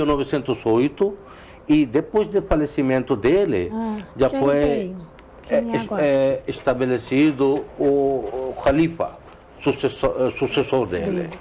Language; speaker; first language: Portuguese; non-native, learner; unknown